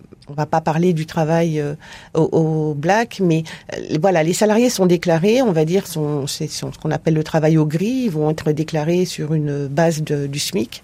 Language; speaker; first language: French; native; French